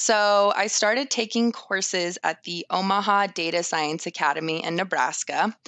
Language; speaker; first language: English; native; English